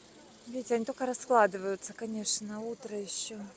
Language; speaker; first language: Russian; native; Russian